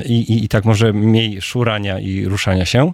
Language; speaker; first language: Polish; native; Polish